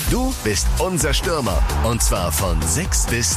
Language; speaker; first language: German; native; German